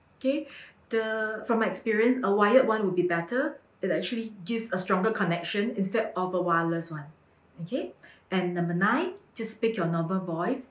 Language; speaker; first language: English; native; English